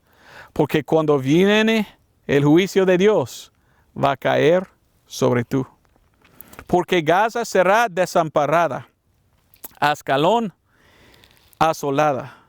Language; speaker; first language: Spanish; non-native, learner; English